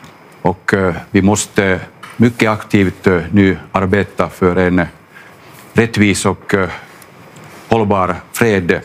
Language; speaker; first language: Swedish; non-native, local second language; Finnish